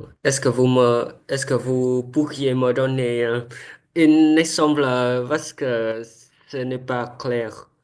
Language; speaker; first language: French; non-native, learner; Vietnamese